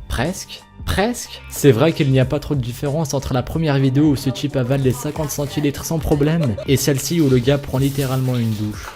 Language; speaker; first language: French; native; French